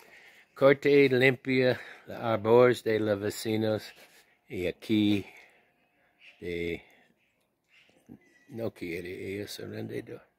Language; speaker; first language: Spanish; non-native, learner; English